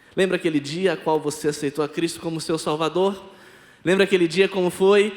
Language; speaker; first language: Portuguese; non-native, local second language; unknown